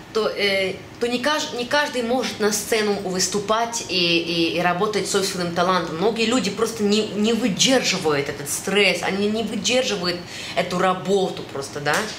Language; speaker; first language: Russian; early bilingual, other home language; German